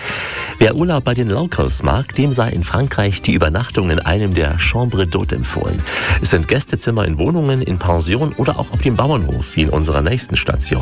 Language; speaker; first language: German; native; German